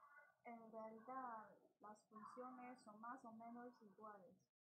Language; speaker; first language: Spanish; non-native, learner; Chinese